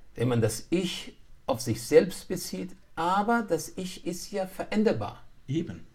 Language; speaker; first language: German; non-native, fluent; Persian